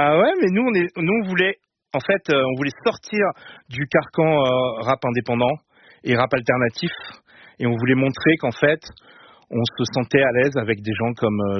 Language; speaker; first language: French; native; French